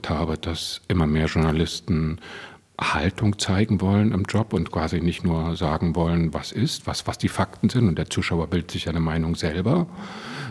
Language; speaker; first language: German; native; German